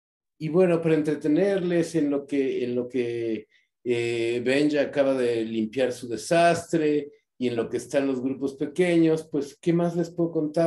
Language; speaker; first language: Spanish; native; Spanish